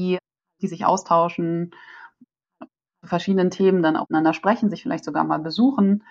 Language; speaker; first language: German; native; German